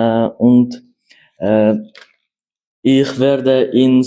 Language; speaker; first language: German; non-native, learner; Uzbek